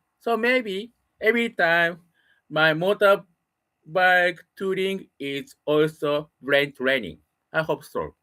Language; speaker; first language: English; non-native, learner; Japanese